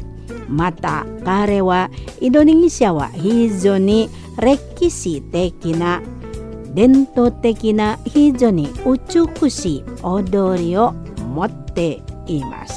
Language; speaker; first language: Japanese; non-native, learner; Indonesian